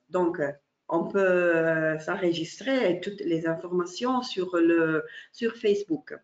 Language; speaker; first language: French; non-native, fluent; Italian